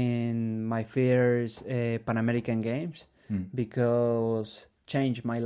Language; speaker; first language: English; non-native, learner; Spanish